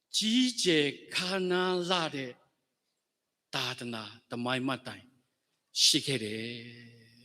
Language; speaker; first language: Burmese; non-native, local second language; S'gaw Karen